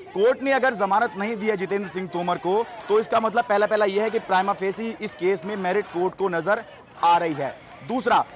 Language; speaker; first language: Hindi; native; Hindi